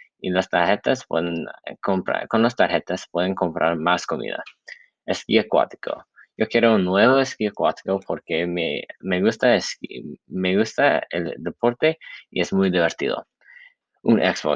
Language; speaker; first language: Spanish; non-native, learner; English